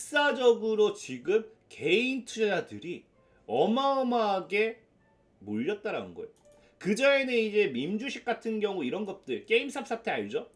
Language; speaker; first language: Korean; native; Korean